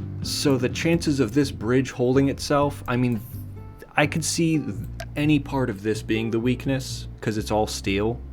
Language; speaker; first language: English; native; English